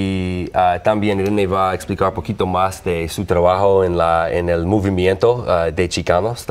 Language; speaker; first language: Spanish; non-native, learner; English